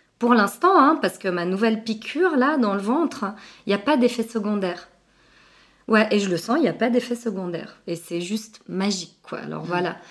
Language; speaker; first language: French; early bilingual, other home language; Arabic